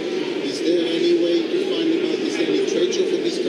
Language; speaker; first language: English; non-native, fluent; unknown